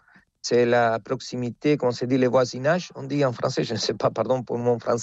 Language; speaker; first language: French; non-native, fluent; Spanish